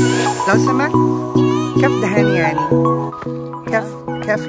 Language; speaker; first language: Arabic; non-native, learner; Filipino